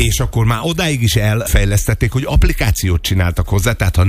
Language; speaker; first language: Hungarian; native; Hungarian